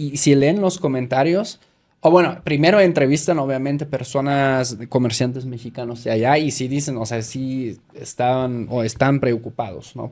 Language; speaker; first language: Spanish; native; Spanish